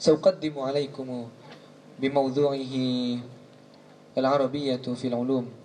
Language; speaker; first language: Arabic; non-native, learner; Indonesian